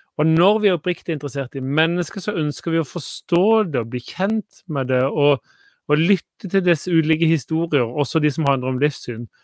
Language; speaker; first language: Norwegian; native; Norwegian